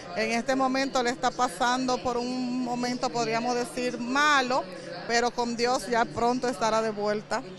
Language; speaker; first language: Spanish; native; Spanish